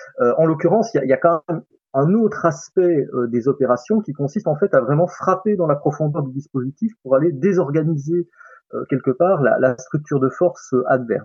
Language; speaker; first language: French; native; French